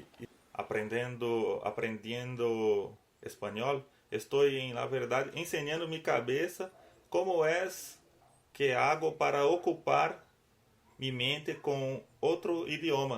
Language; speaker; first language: Spanish; non-native, learner; Portuguese